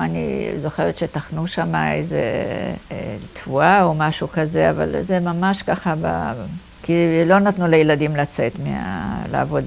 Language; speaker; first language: Hebrew; non-native, fluent; Polish